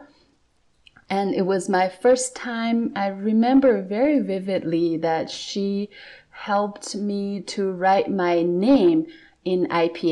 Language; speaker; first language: English; non-native, fluent; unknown